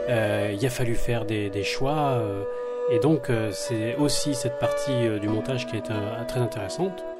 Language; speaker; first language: French; native; French